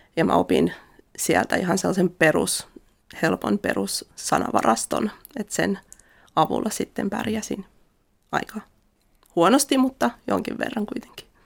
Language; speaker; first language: Finnish; early bilingual, other home language; Russian